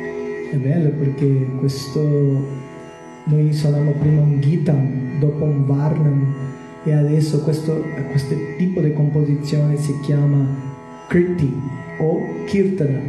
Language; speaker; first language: Italian; non-native, learner; Portuguese